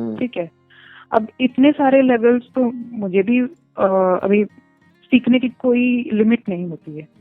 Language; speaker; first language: Hindi; non-native, local second language; Gujarati